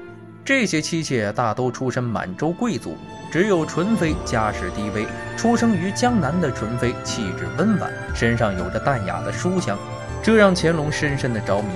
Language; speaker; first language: Chinese; native; Chinese